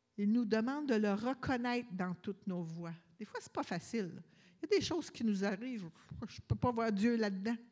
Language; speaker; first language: French; native; French